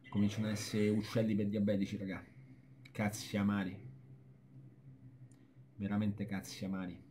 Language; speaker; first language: Italian; native; Italian